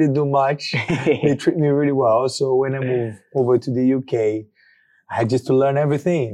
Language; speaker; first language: English; non-native, fluent; Portuguese